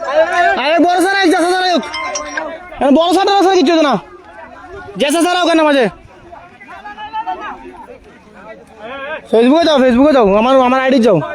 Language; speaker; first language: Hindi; non-native, learner; Bangla